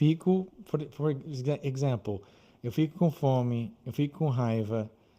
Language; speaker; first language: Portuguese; non-native, fluent; English